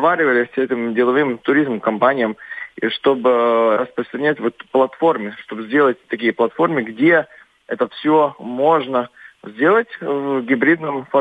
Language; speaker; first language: Russian; non-native, local second language; Latvian